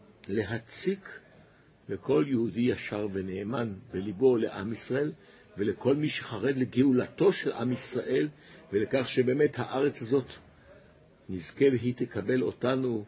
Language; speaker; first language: Hebrew; native; Hebrew